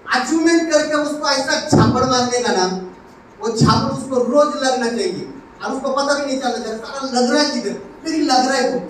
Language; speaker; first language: Hindi; non-native, local second language; Marathi